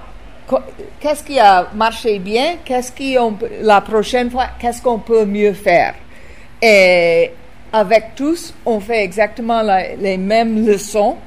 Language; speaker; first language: French; non-native, fluent; English